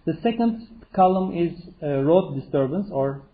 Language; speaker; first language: English; non-native, fluent; Turkish